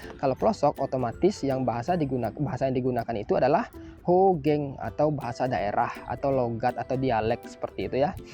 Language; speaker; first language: Indonesian; native; Indonesian